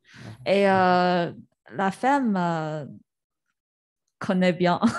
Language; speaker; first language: French; non-native, learner; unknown